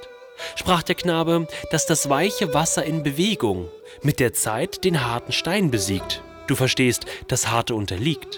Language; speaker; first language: German; native; German